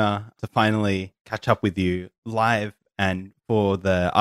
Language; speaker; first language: English; native; English